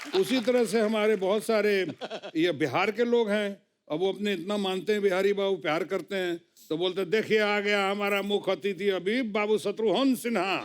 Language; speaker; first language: Hindi; native; Hindi